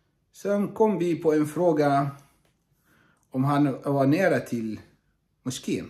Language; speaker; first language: Swedish; non-native, fluent; Arabic